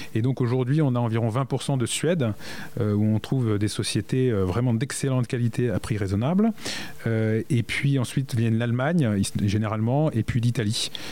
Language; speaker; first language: French; native; French